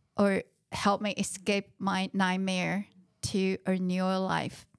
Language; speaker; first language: English; non-native, fluent; Chinese